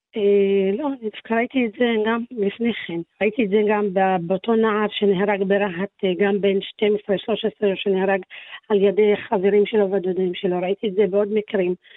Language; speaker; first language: Hebrew; non-native, local second language; Arabic